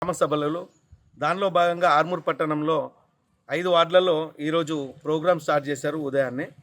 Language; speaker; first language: Telugu; native; Telugu